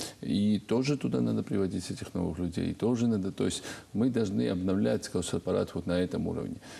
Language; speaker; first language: Russian; non-native, local second language; Georgian